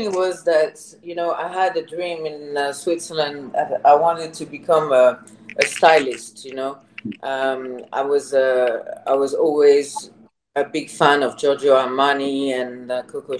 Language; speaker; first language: English; non-native, fluent; French